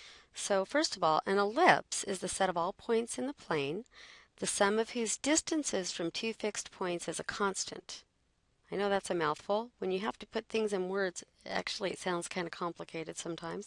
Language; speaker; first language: English; native; English